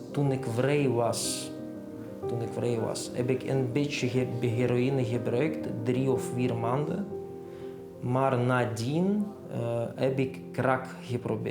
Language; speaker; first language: Dutch; non-native, fluent; Russian